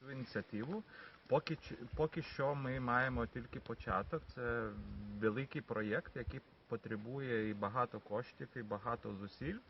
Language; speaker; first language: Ukrainian; non-native, fluent; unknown